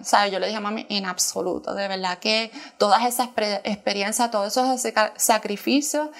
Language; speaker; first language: Spanish; native; Spanish